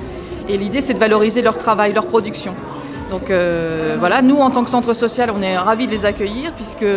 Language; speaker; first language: French; native; French